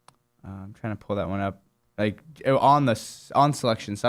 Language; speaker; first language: English; native; English